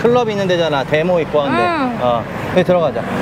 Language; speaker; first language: Korean; native; Korean